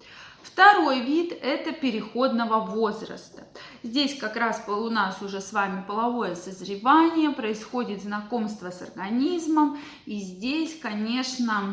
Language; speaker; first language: Russian; native; Russian